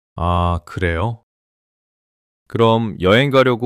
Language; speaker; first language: Korean; early bilingual, heritage; English